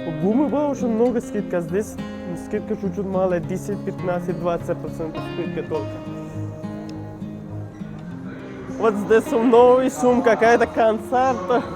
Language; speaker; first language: Russian; non-native, learner; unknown